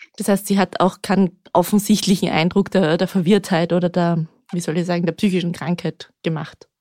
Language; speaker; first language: German; native; German